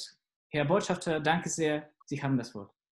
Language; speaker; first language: German; non-native, fluent; Russian